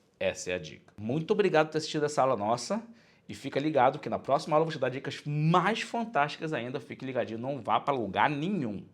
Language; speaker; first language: Portuguese; native; Portuguese